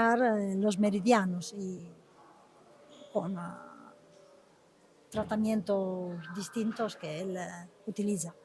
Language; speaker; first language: Spanish; non-native, fluent; Italian